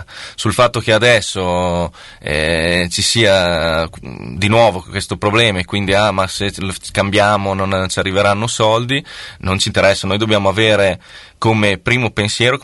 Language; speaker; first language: Italian; native; Italian